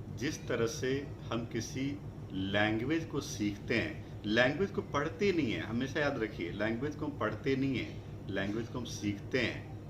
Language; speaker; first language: Hindi; native; Hindi